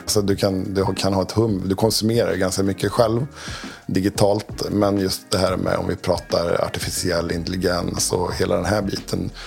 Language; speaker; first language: Swedish; native; Swedish